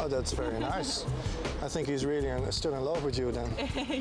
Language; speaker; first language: English; non-native, fluent; Dutch